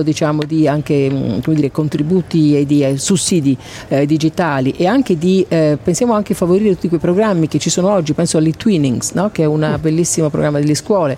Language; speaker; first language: Italian; native; Italian